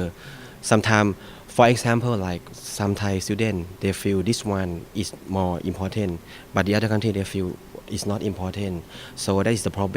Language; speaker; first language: English; non-native, fluent; Thai